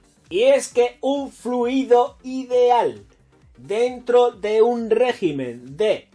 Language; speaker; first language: Spanish; native; Spanish